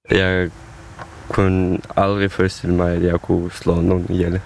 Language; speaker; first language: Danish; non-native, fluent; Ukrainian